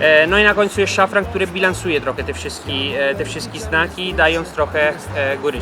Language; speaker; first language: Polish; non-native, learner; Italian